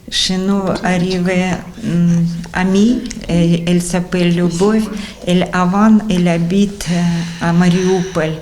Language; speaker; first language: French; non-native, learner; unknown